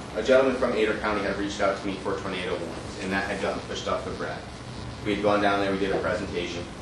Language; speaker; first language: English; native; English